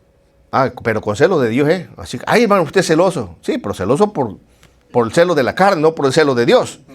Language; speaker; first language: Spanish; native; Spanish